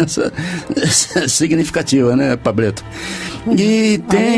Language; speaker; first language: Portuguese; native; Portuguese